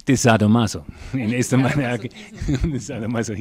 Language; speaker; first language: Spanish; non-native, learner; German